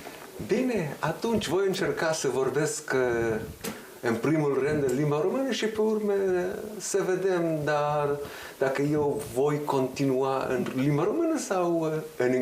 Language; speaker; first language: Romanian; early bilingual, heritage; Hebrew